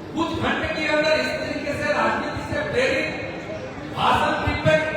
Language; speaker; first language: Hindi; non-native, local second language; Bangla